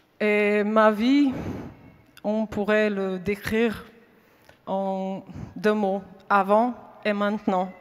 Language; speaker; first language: French; non-native, fluent; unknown